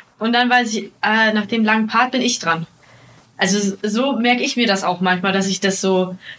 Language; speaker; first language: German; native; German